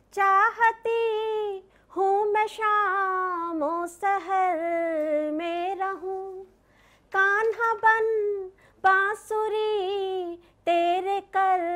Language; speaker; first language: Hindi; native; Hindi